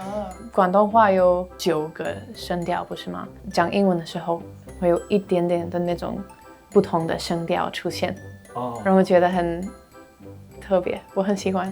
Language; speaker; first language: Chinese; early bilingual, heritage; English